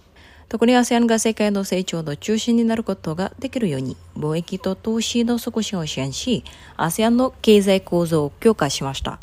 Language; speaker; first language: Japanese; non-native, fluent; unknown